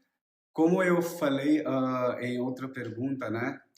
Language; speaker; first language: Portuguese; non-native, learner; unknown